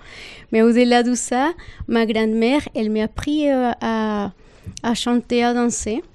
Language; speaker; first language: French; non-native, fluent; Spanish